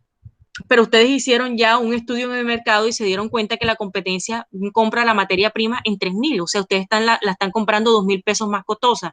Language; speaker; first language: Spanish; native; Spanish